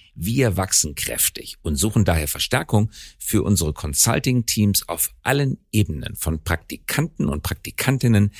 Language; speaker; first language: German; native; German